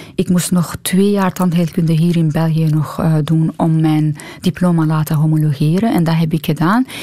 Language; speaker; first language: Dutch; non-native, fluent; Persian